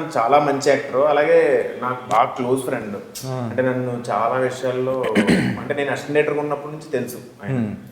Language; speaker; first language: Telugu; native; Telugu